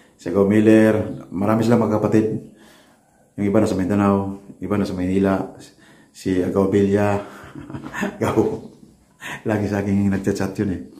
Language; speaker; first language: Filipino; non-native, local second language; Waray